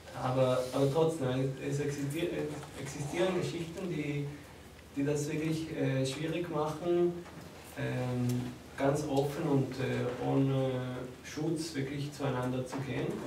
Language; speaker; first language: German; non-native, fluent; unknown